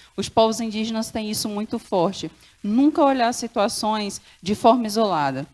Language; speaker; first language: Portuguese; non-native, local second language; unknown